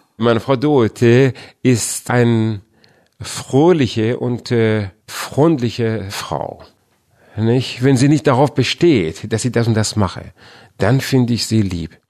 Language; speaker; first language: German; non-native, fluent; Persian